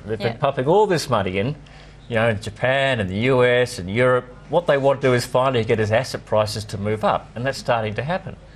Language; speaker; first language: English; native; English